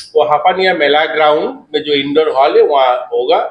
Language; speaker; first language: Hindi; non-native, local second language; Bangla